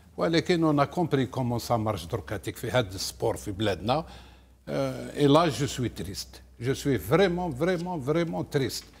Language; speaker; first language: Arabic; native; Arabic